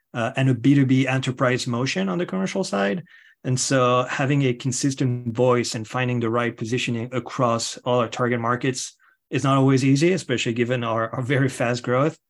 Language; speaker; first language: English; non-native, fluent; French